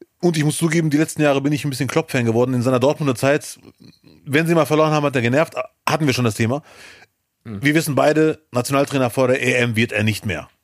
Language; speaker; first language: German; early bilingual, other home language; Arabic